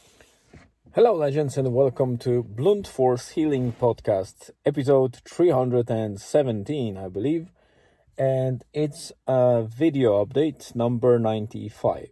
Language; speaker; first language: English; non-native, fluent; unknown